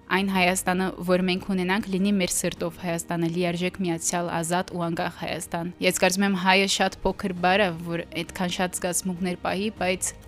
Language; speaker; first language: Armenian; early bilingual, heritage; Armenian